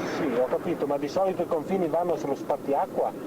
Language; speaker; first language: Italian; native; Italian